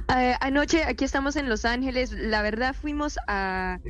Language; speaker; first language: Spanish; early bilingual, heritage; Spanish